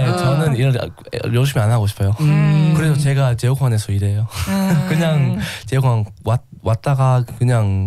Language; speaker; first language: Korean; non-native, learner; English